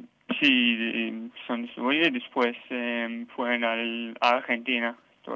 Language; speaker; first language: Spanish; non-native, learner; Hebrew